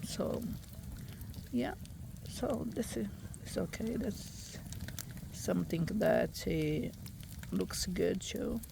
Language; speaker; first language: English; non-native, fluent; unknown